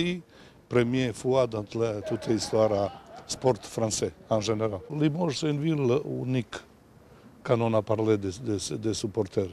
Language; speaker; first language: French; non-native, fluent; Serbian